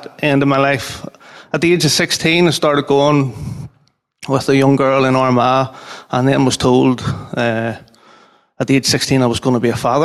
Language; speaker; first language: English; native; English